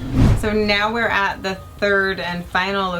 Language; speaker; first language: English; native; English